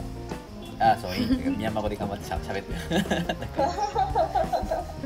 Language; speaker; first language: Japanese; native; Japanese